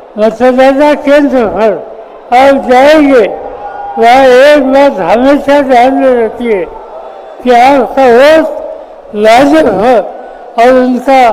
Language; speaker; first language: Hindi; non-native, local second language; Marathi